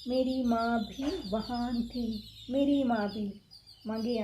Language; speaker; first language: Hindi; non-native, fluent; Sinhala